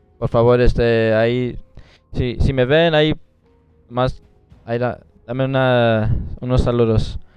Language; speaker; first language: Spanish; early bilingual, heritage; Spanish